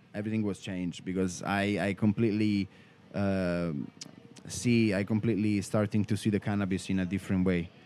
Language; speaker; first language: English; non-native, learner; Italian